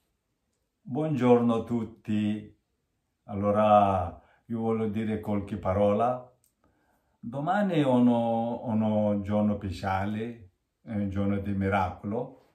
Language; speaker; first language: Italian; non-native, learner; Tibetan